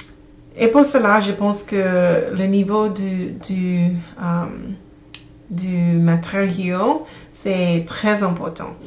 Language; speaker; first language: French; non-native, learner; English